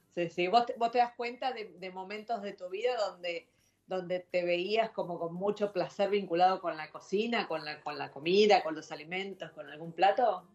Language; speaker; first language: Spanish; native; Spanish